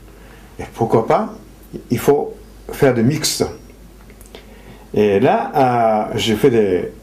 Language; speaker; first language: French; non-native, fluent; Japanese